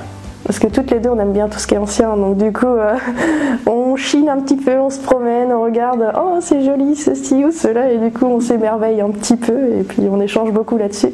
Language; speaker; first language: French; native; French